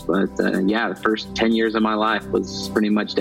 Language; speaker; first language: English; native; English